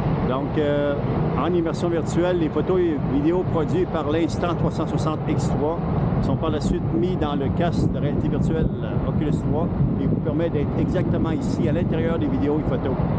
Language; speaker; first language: French; native; French